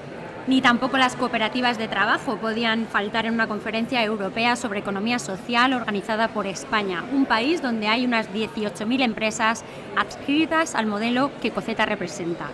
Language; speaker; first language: Spanish; native; Spanish